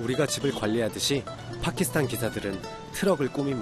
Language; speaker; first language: Korean; native; Korean